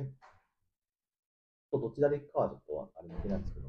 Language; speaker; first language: Japanese; native; Japanese